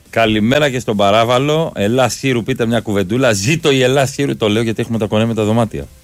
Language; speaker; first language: Greek; native; Greek